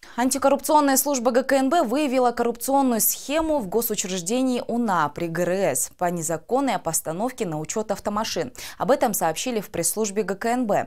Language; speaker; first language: Russian; non-native, local second language; Kyrgyz